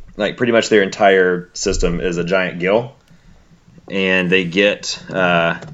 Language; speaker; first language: English; native; English